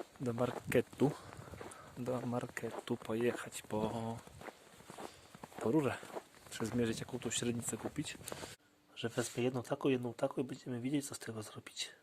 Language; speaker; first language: Polish; native; Polish